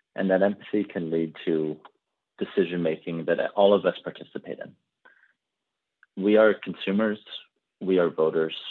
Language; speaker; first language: English; native; English